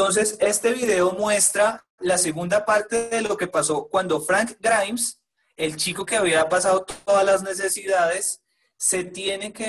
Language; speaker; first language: Spanish; native; Spanish